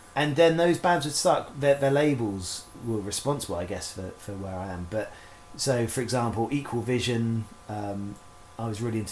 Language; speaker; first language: English; native; English